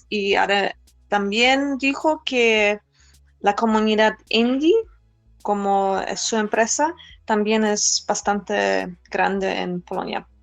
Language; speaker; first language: Spanish; non-native, fluent; Polish